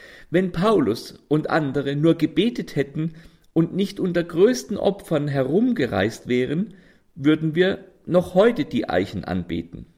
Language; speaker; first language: German; native; German